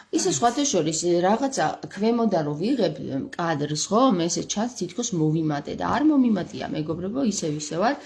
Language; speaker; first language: Georgian; native; Georgian